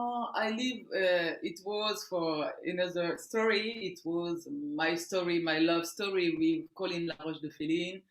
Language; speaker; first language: English; non-native, learner; French